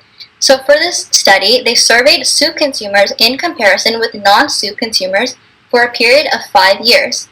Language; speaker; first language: English; native; English